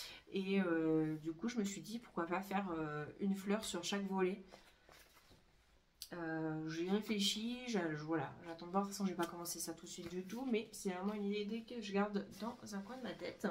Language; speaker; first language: French; native; French